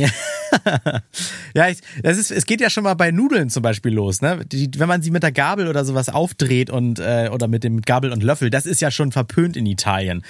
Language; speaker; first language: German; native; German